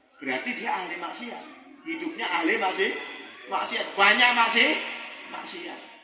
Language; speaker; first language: Indonesian; non-native, local second language; Javanese